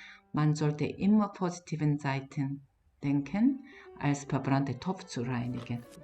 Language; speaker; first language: German; non-native, learner; Korean